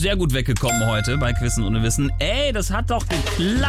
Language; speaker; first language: German; native; German